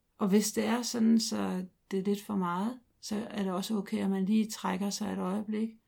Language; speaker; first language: Danish; native; Danish